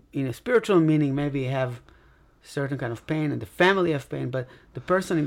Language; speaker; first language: English; non-native, fluent; Hebrew